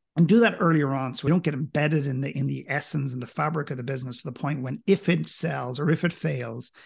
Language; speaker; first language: English; native; English